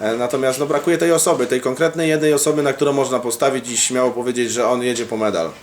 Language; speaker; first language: Polish; native; Polish